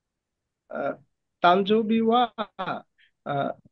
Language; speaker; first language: Japanese; non-native, learner; Bangla